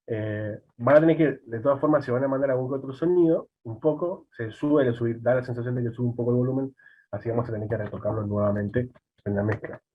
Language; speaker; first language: Spanish; native; Spanish